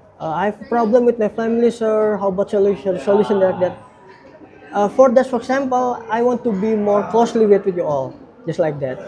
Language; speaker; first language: English; non-native, learner; Indonesian